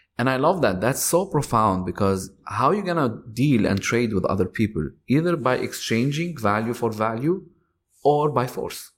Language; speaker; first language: English; non-native, fluent; Arabic